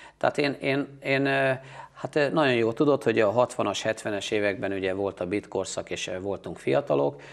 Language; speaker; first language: Hungarian; native; Hungarian